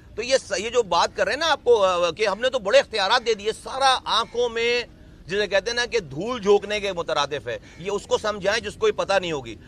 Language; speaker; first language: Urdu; native; Urdu